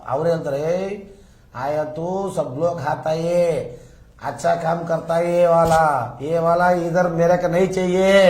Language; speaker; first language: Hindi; non-native, local second language; Kannada